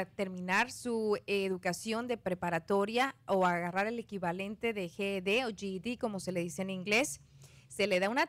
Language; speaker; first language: Spanish; native; Spanish